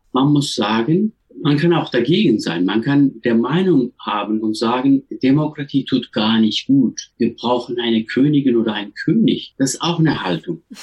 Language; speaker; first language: German; non-native, fluent; Turkish